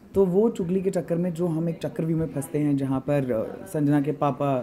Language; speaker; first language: Hindi; native; Hindi